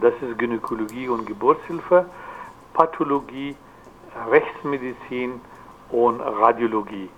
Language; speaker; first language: German; non-native, fluent; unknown